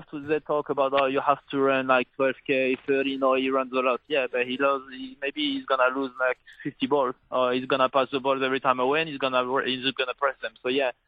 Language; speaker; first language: English; non-native, fluent; French